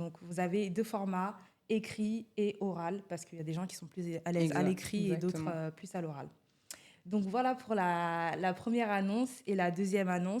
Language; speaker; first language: French; native; French